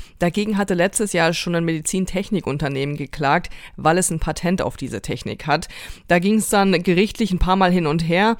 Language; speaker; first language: German; native; German